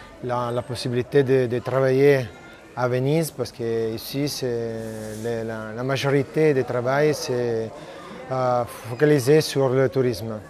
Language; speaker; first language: French; non-native, learner; Italian